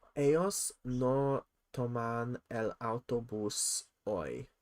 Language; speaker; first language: Spanish; non-native, learner; English